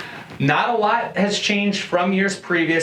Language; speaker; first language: English; native; English